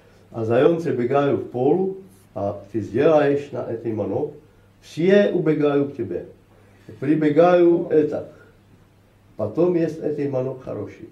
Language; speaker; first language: Russian; non-native, learner; Czech